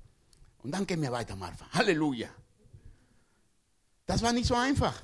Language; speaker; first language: German; non-native, learner; Spanish